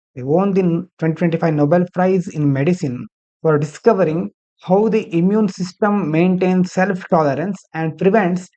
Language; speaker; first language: English; non-native, local second language; Kannada